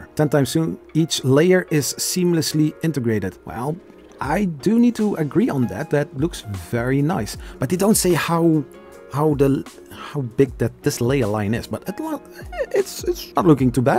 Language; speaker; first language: English; non-native, fluent; Dutch